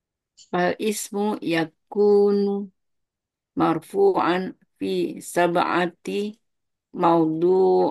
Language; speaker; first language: Arabic; non-native, learner; Indonesian